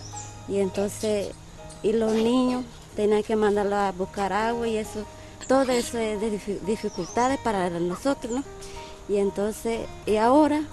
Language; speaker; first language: Spanish; non-native, local second language; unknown